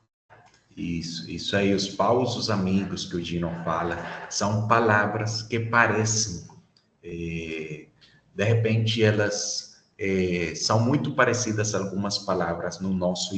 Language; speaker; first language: Portuguese; non-native, fluent; Spanish